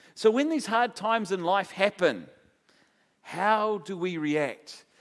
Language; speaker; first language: English; native; English